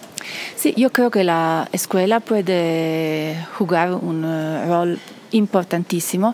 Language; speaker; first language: Spanish; non-native, fluent; Italian